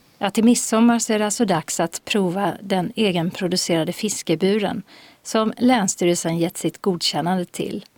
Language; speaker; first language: Swedish; native; Swedish